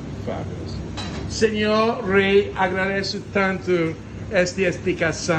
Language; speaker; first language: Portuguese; non-native, learner; English